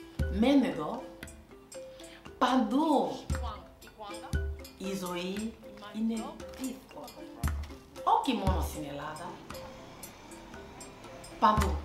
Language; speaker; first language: Greek; non-native, learner; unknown